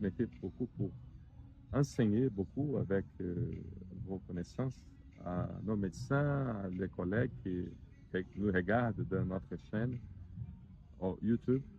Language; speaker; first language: French; non-native, learner; Portuguese